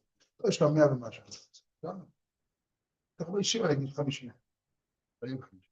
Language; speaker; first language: Hebrew; non-native, fluent; English